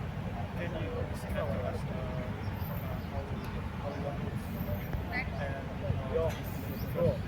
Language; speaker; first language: English; non-native, learner; Indonesian